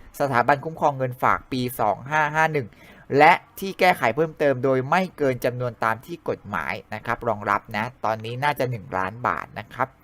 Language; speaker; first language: Thai; native; Thai